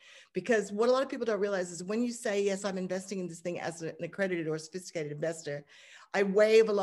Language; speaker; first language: English; native; English